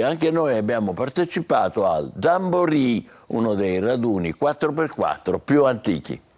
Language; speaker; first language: Italian; native; Italian